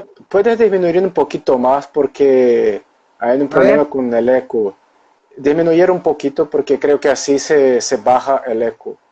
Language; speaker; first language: Spanish; non-native, local second language; Portuguese